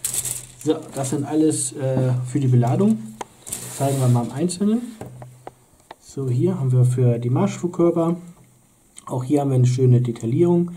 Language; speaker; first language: German; native; German